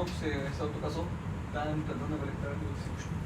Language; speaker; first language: Spanish; native; Spanish